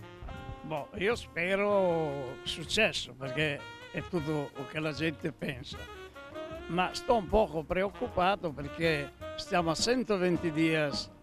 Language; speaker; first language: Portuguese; non-native, fluent; Italian